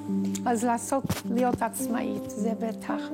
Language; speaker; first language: Hebrew; non-native, fluent; English